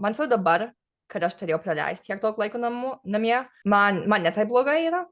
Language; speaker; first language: Lithuanian; early bilingual, heritage; English